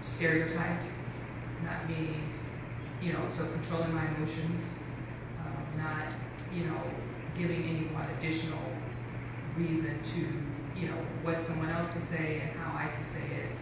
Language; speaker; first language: English; native; English